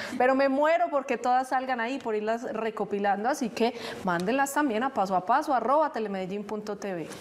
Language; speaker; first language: Spanish; native; Spanish